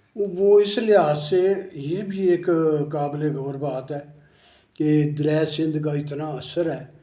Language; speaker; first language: Urdu; non-native, local second language; Punjabi